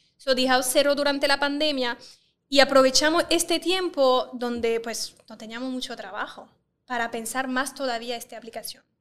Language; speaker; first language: Spanish; non-native, fluent; French